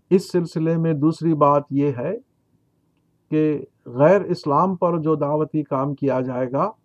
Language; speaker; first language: Urdu; native; Urdu